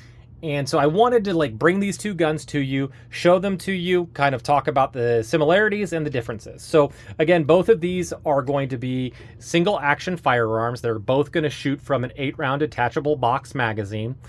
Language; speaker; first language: English; native; English